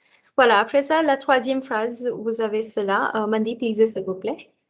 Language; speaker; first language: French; non-native, fluent; Hindi